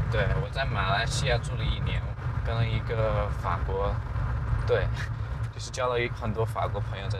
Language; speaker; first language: Chinese; non-native, fluent; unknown